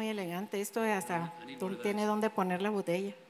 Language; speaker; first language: Spanish; native; Spanish